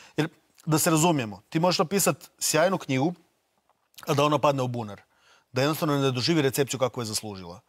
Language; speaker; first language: Croatian; native; Croatian